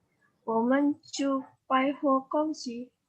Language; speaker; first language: Chinese; non-native, learner; Indonesian